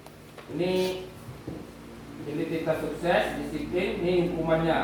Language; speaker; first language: Indonesian; native; Indonesian